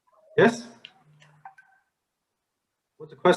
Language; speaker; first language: English; non-native, learner; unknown